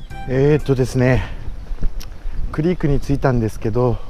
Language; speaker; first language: Japanese; native; Japanese